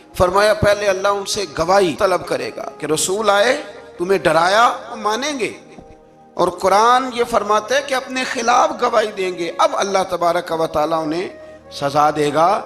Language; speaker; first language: Urdu; non-native, local second language; Punjabi